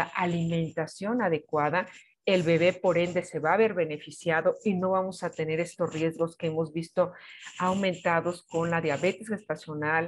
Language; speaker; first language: Spanish; native; Spanish